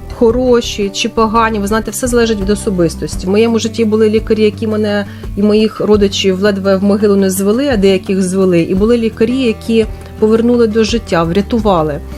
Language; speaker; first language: Ukrainian; non-native, local second language; Russian